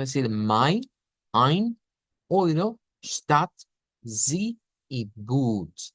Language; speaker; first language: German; non-native, learner; Spanish